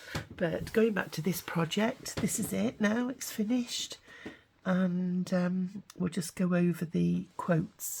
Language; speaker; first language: English; native; English